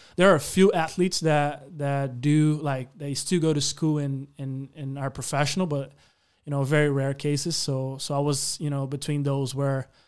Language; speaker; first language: English; non-native, fluent; Portuguese